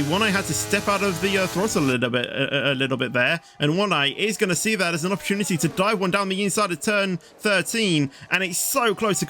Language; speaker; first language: English; native; English